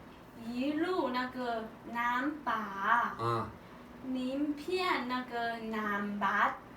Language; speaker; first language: Chinese; non-native, learner; Lao